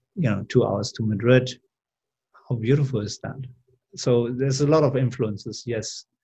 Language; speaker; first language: English; non-native, fluent; German